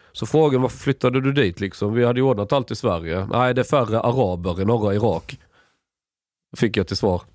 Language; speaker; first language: Swedish; native; Swedish